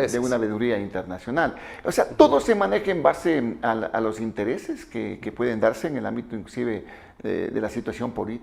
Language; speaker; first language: Spanish; native; Spanish